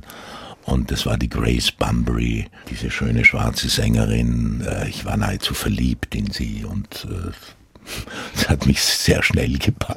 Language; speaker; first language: German; non-native, local second language; Croatian